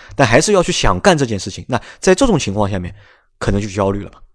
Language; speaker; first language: Chinese; non-native, local second language; Wu Chinese